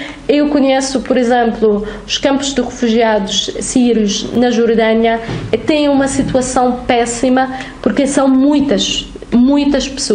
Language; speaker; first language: Portuguese; non-native, fluent; Arabic